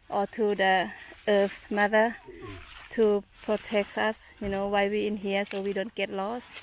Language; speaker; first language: English; non-native, fluent; Thai